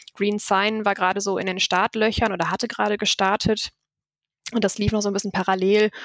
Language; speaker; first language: German; native; German